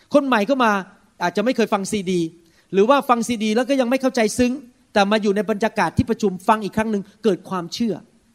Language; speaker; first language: Thai; early bilingual, heritage; Thai